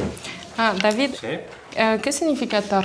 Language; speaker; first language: Spanish; non-native, learner; French